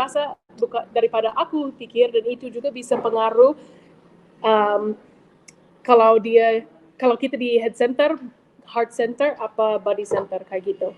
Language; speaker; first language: Indonesian; non-native, fluent; English